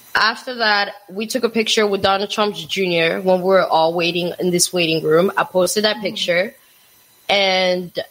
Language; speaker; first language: English; non-native, fluent; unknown